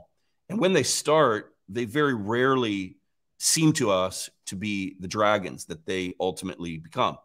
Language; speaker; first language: English; native; English